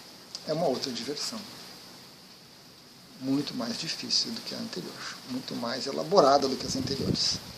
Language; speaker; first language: Portuguese; native; Portuguese